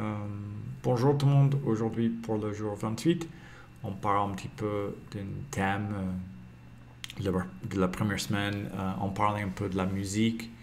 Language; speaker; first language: French; non-native, fluent; English